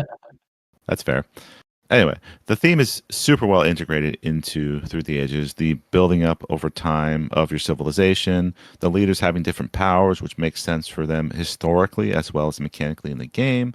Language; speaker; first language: English; native; English